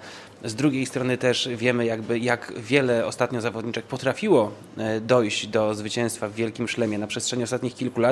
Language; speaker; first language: Polish; native; Polish